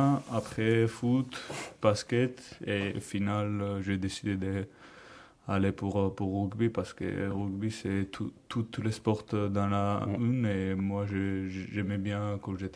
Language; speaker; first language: French; non-native, learner; Georgian